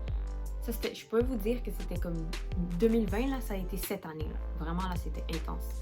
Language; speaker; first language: French; native; French